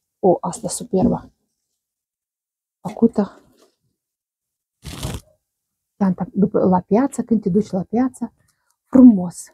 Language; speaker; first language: Romanian; non-native, learner; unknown